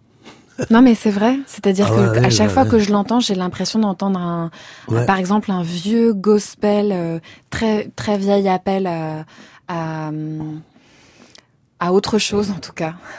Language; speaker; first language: French; native; French